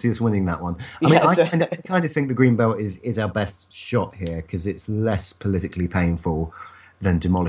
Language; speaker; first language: English; native; English